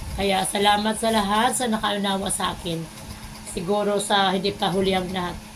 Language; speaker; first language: Filipino; non-native, local second language; Cebuano